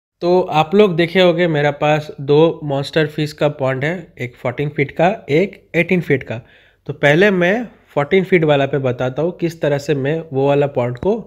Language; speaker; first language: Hindi; non-native, local second language; Bangla